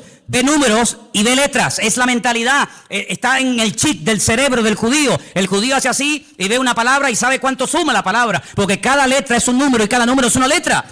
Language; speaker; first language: Spanish; native; Spanish